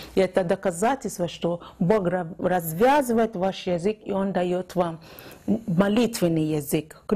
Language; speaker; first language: Russian; non-native, fluent; Yoruba